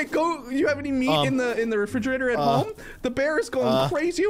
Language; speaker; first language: English; native; English